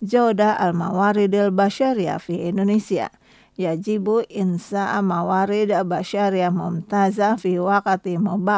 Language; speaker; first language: Arabic; non-native, fluent; Indonesian